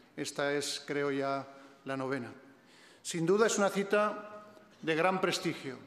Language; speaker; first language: Spanish; native; Spanish